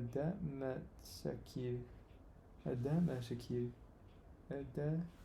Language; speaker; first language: Arabic; non-native, learner; English